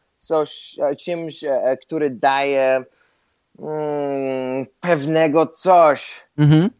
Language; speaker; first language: Polish; non-native, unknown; English